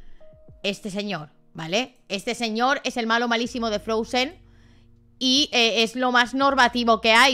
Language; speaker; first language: Spanish; native; Spanish